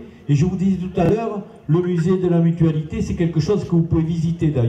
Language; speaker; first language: French; native; French